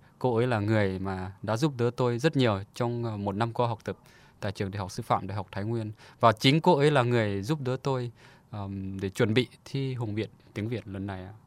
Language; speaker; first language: Vietnamese; non-native, fluent; Lao